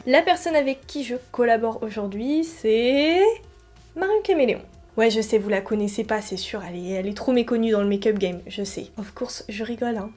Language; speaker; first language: French; native; French